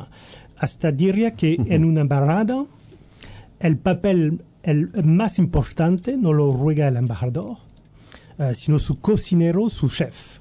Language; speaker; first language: Spanish; non-native, learner; French